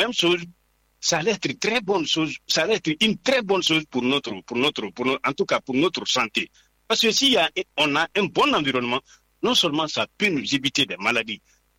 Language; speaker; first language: French; non-native, local second language; Fula